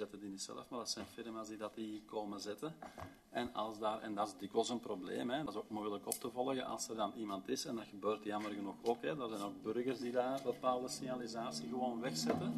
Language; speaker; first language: Dutch; native; Dutch